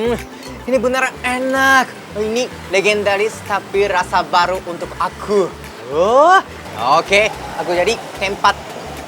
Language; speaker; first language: Indonesian; non-native, learner; Japanese